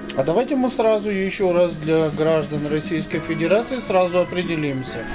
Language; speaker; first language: Russian; native; Russian